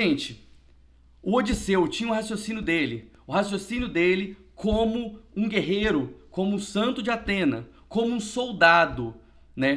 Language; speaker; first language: Portuguese; native; Portuguese